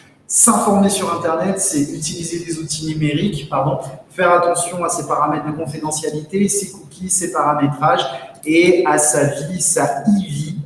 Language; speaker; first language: French; native; French